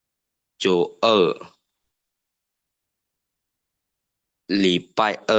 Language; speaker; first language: Chinese; non-native, learner; Lao